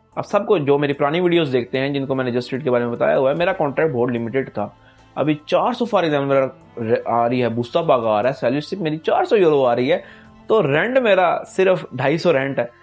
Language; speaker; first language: Urdu; non-native, local second language; Punjabi